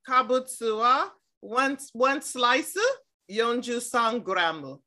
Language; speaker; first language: Japanese; non-native, learner; English